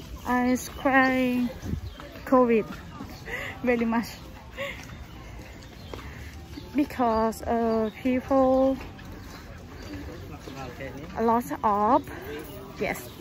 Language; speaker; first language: English; non-native, learner; Thai